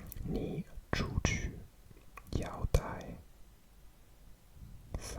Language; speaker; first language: Chinese; non-native, learner; English